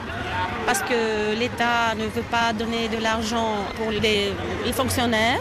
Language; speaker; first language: French; non-native, fluent; Greek